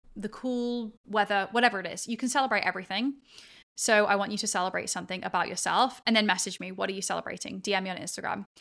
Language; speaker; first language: English; native; English